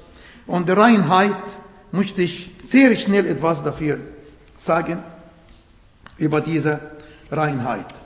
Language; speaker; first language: German; non-native, fluent; Arabic